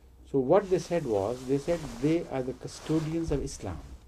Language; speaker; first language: English; non-native, local second language; Punjabi